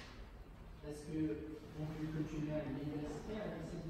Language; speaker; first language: French; non-native, learner; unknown